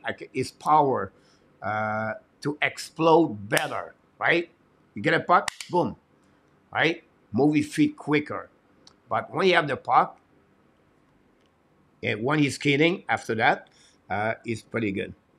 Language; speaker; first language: English; non-native, fluent; French